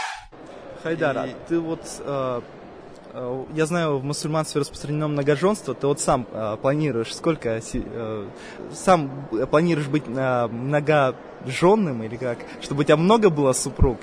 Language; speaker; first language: Russian; native; Russian